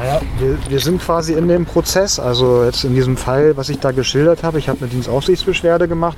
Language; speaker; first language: German; native; German